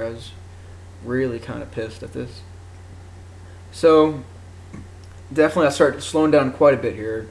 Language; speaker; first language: English; native; English